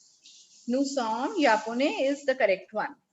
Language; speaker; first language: French; non-native, fluent; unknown